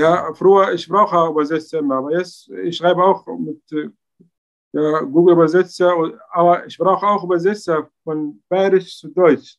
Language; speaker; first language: German; non-native, learner; Arabic